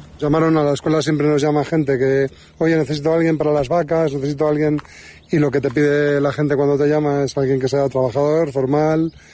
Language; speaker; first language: Spanish; native; Spanish